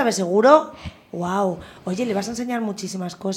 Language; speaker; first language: Spanish; native; Spanish